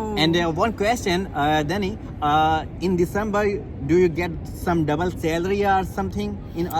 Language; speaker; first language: English; non-native, learner; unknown